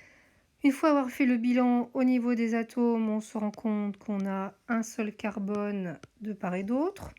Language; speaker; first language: French; native; French